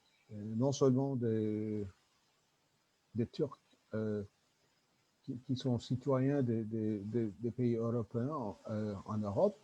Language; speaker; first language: French; non-native, learner; Turkish